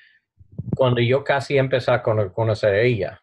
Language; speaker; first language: Spanish; non-native, learner; English